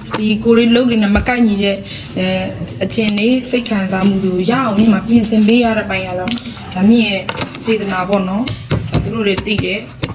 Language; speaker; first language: Burmese; native; Burmese